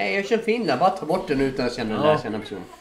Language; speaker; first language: Swedish; native; Swedish